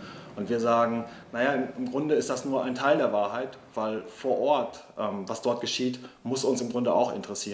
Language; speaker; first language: German; native; German